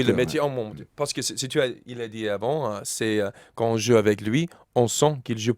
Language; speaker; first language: French; non-native, fluent; English